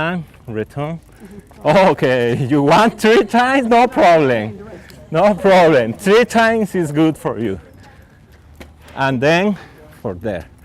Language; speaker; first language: English; non-native, learner; Spanish